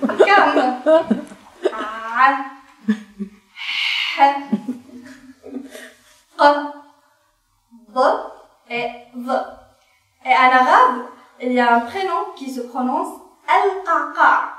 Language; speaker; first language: French; non-native, fluent; Arabic